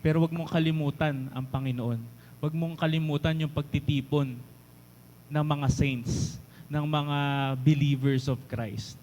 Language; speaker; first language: Filipino; native; Filipino